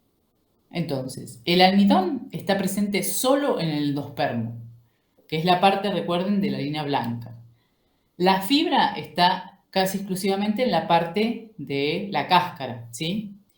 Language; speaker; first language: Spanish; native; Spanish